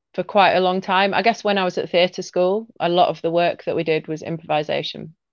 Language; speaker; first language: English; native; English